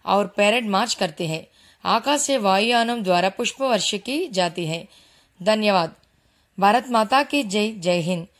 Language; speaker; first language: Hindi; non-native, local second language; Telugu